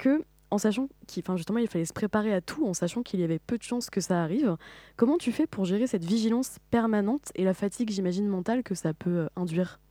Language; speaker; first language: French; native; French